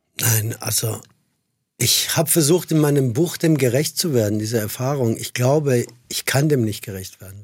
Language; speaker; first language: German; non-native, fluent; Persian